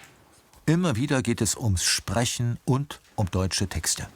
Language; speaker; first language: German; native; German